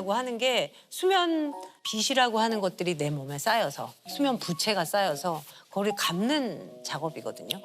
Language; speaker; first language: Korean; native; Korean